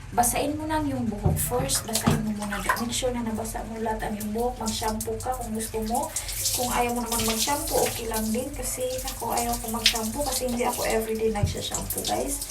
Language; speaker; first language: Filipino; native; Filipino